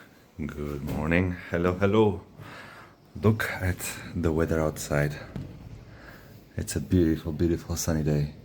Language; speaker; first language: English; non-native, fluent; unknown